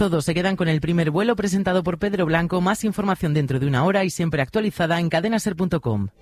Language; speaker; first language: Spanish; native; Spanish